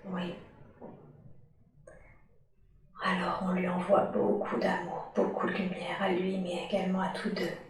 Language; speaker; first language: French; native; French